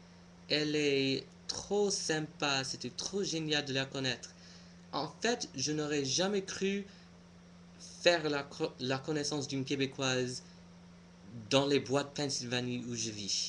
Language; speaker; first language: French; non-native, fluent; English